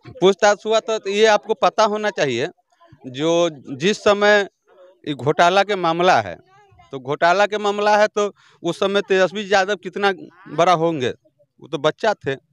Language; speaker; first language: Hindi; native; Hindi